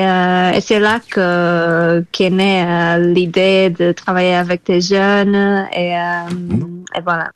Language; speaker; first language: French; non-native, fluent; Portuguese